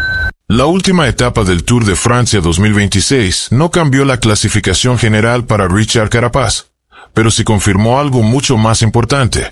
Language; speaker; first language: Spanish; native; Spanish